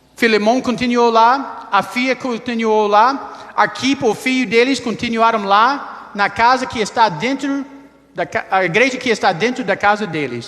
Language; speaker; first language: Portuguese; non-native, learner; English